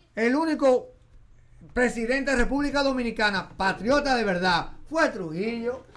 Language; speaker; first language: Spanish; native; Spanish